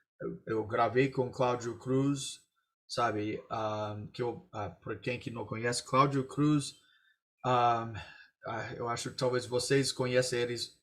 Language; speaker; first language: Portuguese; non-native, fluent; English